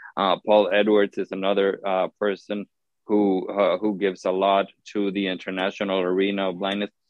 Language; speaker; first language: English; non-native, fluent; Spanish